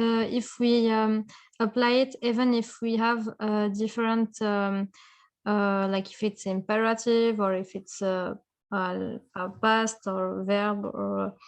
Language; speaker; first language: English; non-native, fluent; Spanish